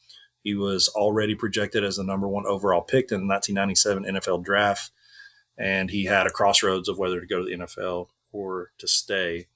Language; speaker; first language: English; native; English